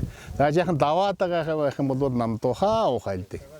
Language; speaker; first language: Mongolian; native; Mongolian